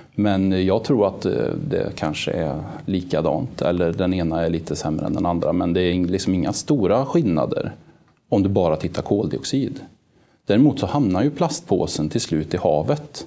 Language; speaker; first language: Swedish; native; Swedish